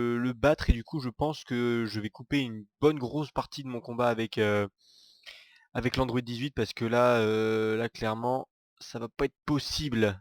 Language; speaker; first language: French; native; French